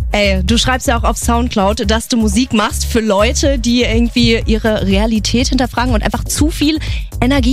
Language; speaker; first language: German; native; German